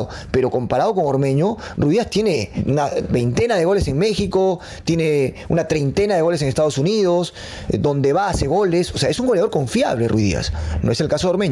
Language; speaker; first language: Spanish; native; Spanish